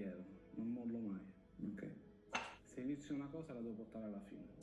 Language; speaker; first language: Italian; non-native, fluent; Filipino